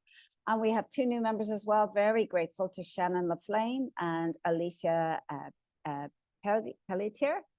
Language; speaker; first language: English; native; English